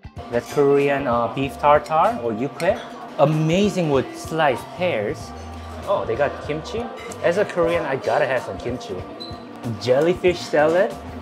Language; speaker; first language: English; non-native, fluent; Korean